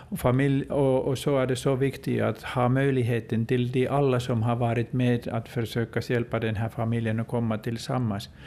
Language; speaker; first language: Swedish; non-native, local second language; Finnish